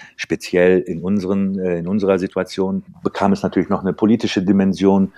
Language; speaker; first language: German; early bilingual, other home language; Turkish